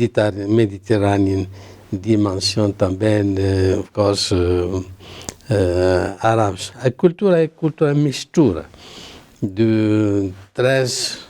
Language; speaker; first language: Portuguese; non-native, learner; Arabic